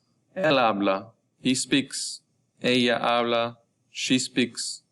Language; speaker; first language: Spanish; non-native, fluent; English